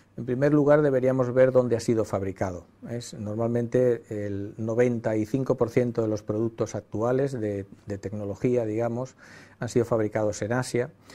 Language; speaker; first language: Spanish; native; Spanish